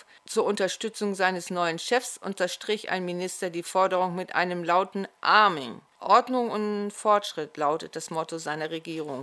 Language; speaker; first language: German; native; German